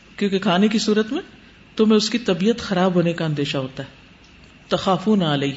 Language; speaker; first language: Urdu; native; Urdu